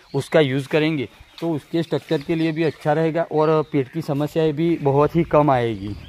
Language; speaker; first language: Hindi; non-native, local second language; Gujarati